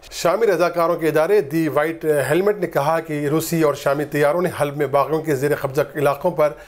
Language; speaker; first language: Urdu; native; Urdu